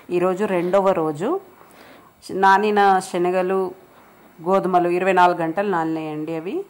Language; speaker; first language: Telugu; non-native, local second language; Lambadi